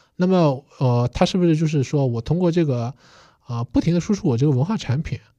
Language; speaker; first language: Chinese; non-native, fluent; Korean